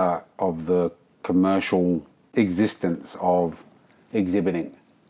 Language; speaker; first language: English; native; English